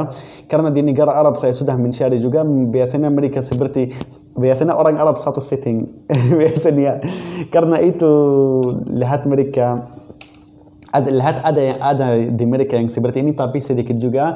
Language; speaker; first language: Indonesian; non-native, learner; Arabic